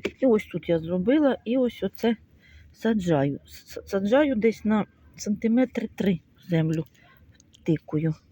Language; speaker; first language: Ukrainian; native; Ukrainian